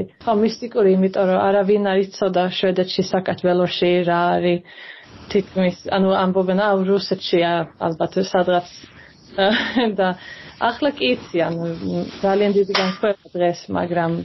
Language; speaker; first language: Georgian; early bilingual, heritage; Swedish